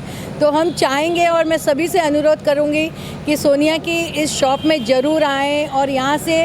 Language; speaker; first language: Hindi; native; Hindi